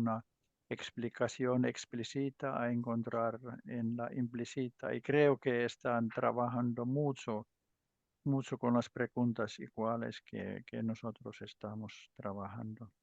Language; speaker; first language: Spanish; non-native, learner; Finnish